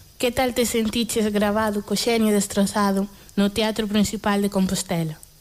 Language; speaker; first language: Galician; non-native, fluent; Kabuverdianu